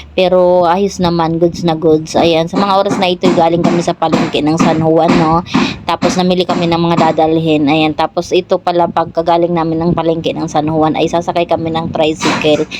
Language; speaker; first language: Filipino; non-native, local second language; Bikol